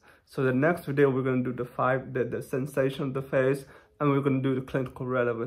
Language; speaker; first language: English; non-native, fluent; Thai